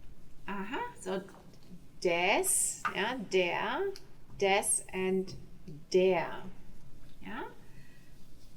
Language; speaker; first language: German; non-native, fluent; English